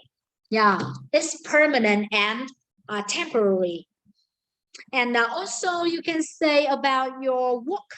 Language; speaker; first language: English; non-native, learner; Vietnamese